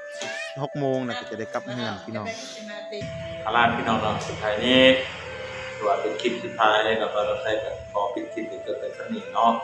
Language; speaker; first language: Thai; non-native, local second language; Lao